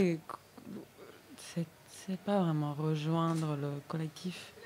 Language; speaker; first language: French; non-native, fluent; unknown